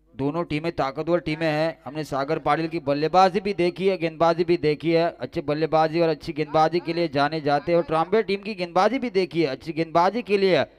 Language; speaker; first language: Hindi; non-native, local second language; Marathi